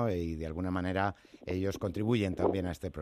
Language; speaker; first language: Spanish; native; Spanish